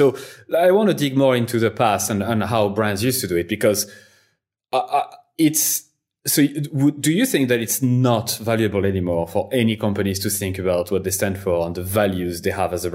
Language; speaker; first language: English; non-native, fluent; French